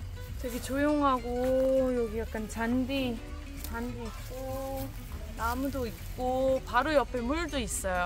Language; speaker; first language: Korean; non-native, fluent; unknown